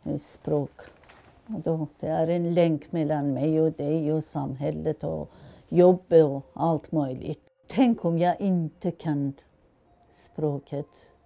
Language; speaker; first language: Swedish; non-native, fluent; Persian